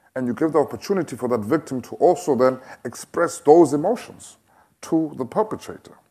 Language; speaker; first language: English; non-native, local second language; Xhosa